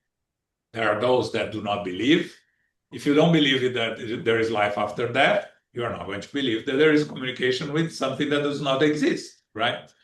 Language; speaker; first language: English; non-native, fluent; Portuguese